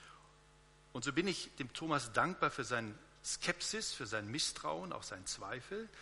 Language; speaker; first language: German; native; German